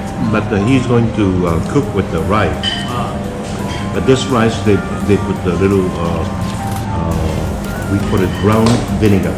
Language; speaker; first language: English; non-native, fluent; Khmer